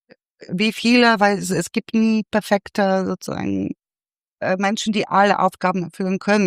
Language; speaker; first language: German; non-native, fluent; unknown